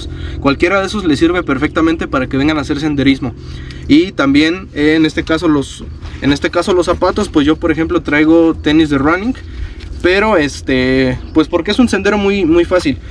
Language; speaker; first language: Spanish; native; Spanish